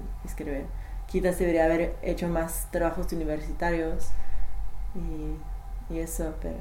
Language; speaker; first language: Spanish; non-native, learner; English